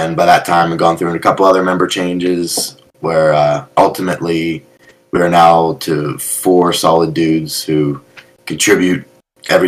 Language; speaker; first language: English; native; English